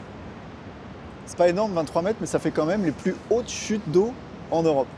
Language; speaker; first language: French; native; French